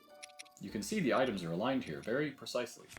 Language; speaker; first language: English; native; English